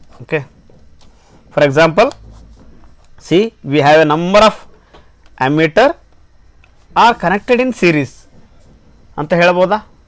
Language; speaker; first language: English; non-native, local second language; Kannada